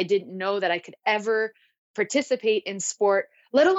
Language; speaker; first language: English; native; English